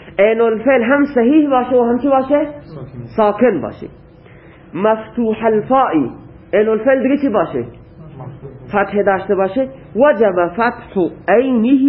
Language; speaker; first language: Persian; native; Persian